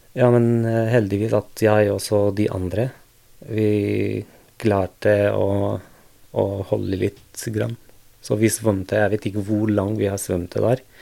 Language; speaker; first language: Norwegian; non-native, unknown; Arabic